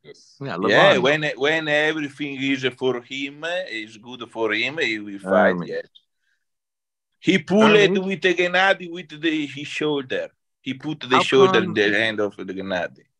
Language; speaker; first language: English; non-native, learner; Italian